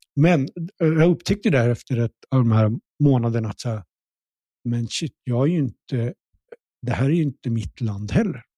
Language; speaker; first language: Swedish; early bilingual, other home language; Punjabi